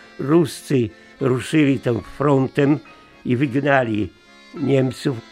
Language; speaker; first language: Polish; native; Polish